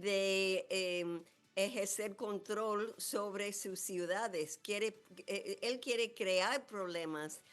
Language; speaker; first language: Spanish; non-native, fluent; English